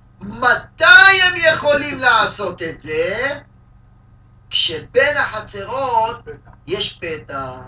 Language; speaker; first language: Hebrew; native; Hebrew